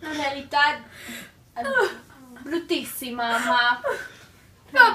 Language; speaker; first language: Italian; non-native, learner; English